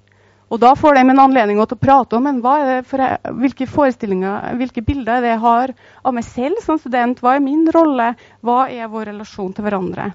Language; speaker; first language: Norwegian; native; Norwegian